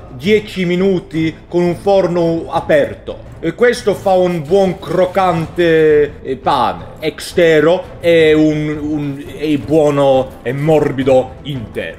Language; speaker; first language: Italian; non-native, learner; Swedish